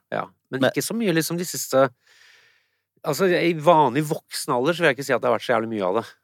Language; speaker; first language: Norwegian; early bilingual, other home language; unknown